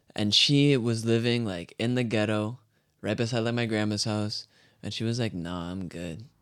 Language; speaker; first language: English; native; English